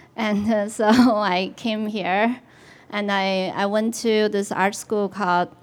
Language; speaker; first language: English; non-native, fluent; Chinese